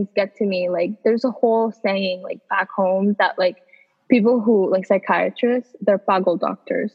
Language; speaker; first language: English; native; English